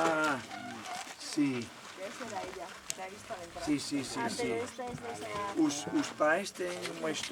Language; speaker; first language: Portuguese; non-native, fluent; Spanish